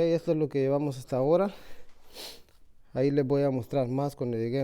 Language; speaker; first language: Spanish; native; Spanish